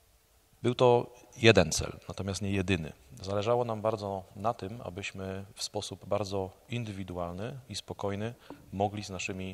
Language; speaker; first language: Polish; native; Polish